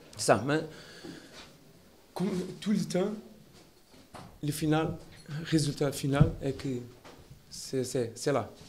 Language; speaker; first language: French; non-native, learner; Portuguese